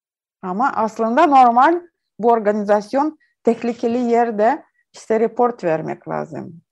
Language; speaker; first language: Turkish; non-native, learner; Ukrainian